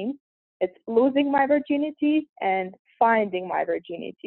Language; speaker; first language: English; non-native, fluent; Russian